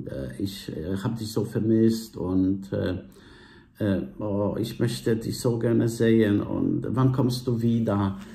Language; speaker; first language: German; non-native, fluent; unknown